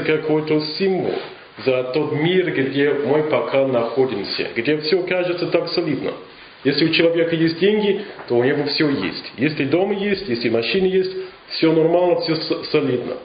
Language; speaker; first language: Russian; non-native, fluent; English